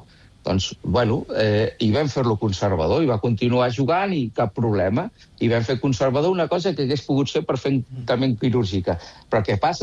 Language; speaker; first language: Catalan; native; Catalan